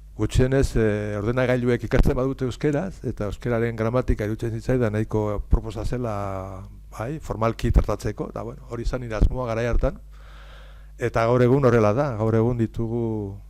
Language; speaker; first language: Basque; non-native, local second language; Spanish